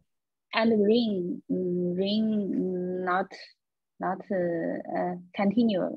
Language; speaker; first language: English; non-native, learner; Chinese